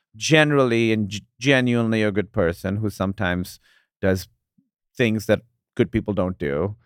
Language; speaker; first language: English; non-native, local second language; Urdu